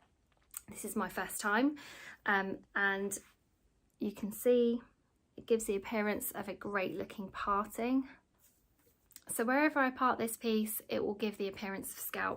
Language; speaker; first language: English; native; English